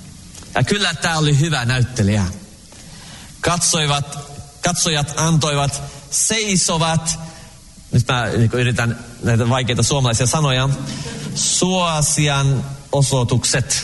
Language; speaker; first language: Finnish; early bilingual, heritage; Finnish